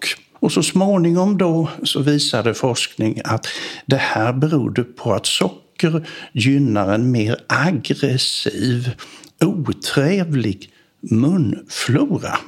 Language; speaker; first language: Swedish; native; Swedish